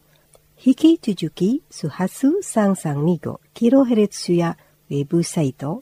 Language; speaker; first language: Japanese; non-native, fluent; Indonesian